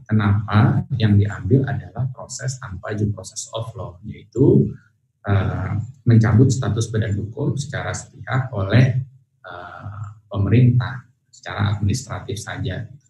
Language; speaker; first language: Indonesian; native; Indonesian